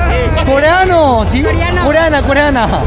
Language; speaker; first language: Spanish; non-native, learner; Korean